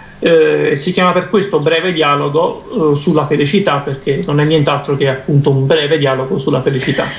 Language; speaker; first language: Italian; native; Italian